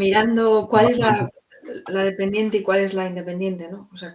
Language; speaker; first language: Spanish; native; Spanish